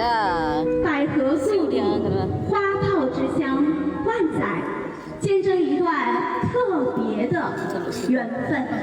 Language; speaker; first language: Chinese; native; Chinese